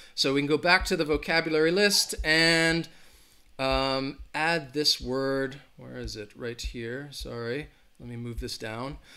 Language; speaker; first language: English; native; English